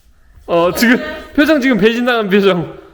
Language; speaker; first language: Korean; native; Korean